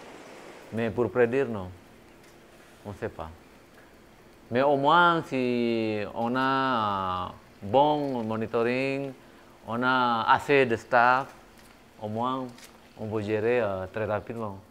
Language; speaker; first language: French; non-native, fluent; Indonesian